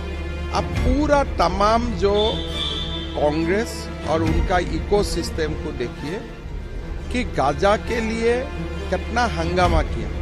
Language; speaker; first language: Hindi; non-native, local second language; Assamese